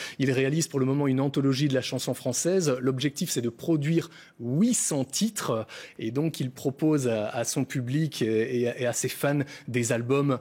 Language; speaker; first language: French; native; French